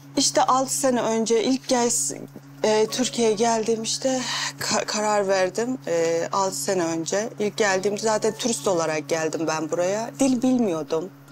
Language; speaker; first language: Turkish; non-native, fluent; Russian